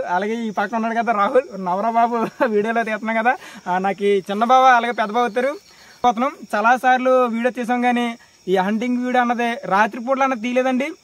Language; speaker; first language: Telugu; non-native, local second language; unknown